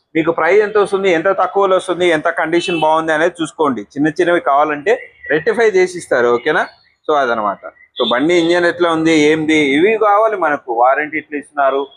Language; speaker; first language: Telugu; native; Telugu